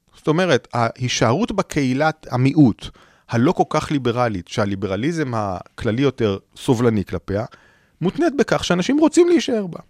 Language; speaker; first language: Hebrew; native; Hebrew